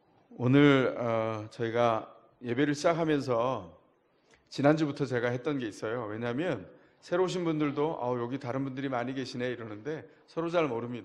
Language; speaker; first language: Korean; native; Korean